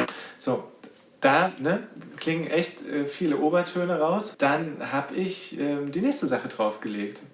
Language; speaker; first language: German; native; German